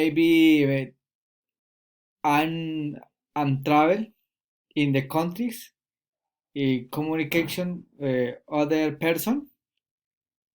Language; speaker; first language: English; non-native, learner; Spanish